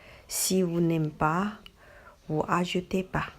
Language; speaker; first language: French; non-native, learner; Chinese